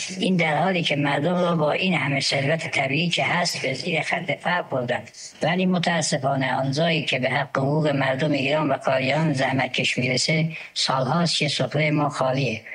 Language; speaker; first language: Persian; non-native, local second language; Azerbaijani